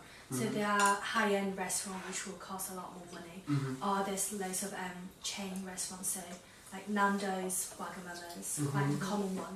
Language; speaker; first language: English; early bilingual, other home language; Chinese